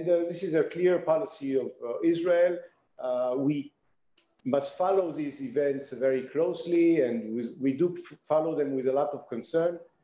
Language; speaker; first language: English; non-native, fluent; Hebrew